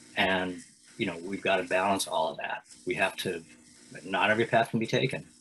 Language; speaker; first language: English; native; English